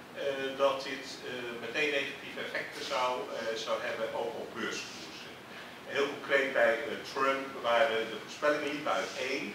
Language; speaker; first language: Dutch; native; Dutch